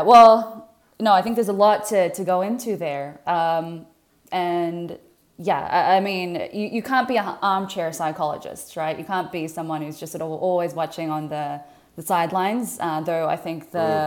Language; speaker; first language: English; native; English